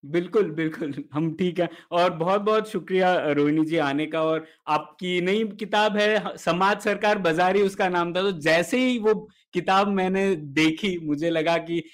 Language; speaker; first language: Hindi; native; Hindi